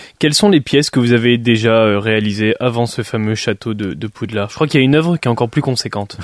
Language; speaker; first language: French; native; French